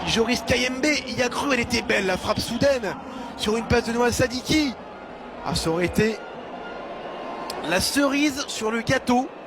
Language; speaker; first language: French; native; French